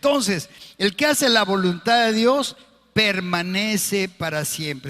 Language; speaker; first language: Spanish; native; Spanish